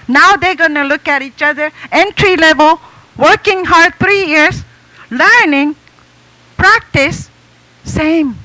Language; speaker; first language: English; non-native, fluent; Japanese